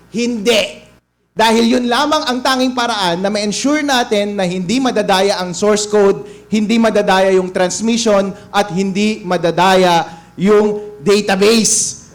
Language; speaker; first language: Filipino; non-native, local second language; Iloko